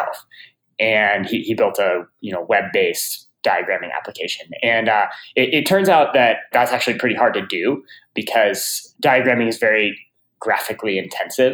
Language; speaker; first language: English; native; English